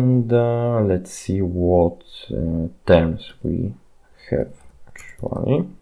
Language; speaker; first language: English; non-native, fluent; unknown